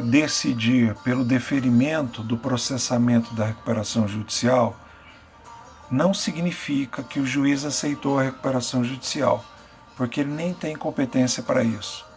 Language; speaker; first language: Portuguese; native; Portuguese